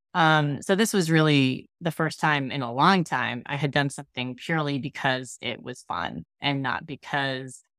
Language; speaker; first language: English; native; English